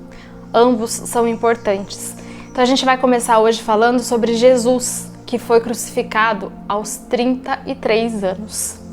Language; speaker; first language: Portuguese; native; Portuguese